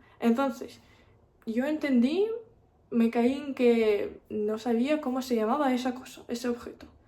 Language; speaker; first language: Spanish; non-native, fluent; Russian